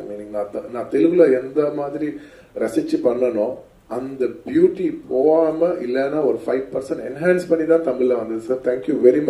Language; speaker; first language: Tamil; non-native, local second language; Telugu